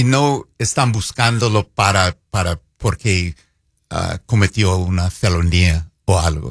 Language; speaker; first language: Spanish; non-native, fluent; English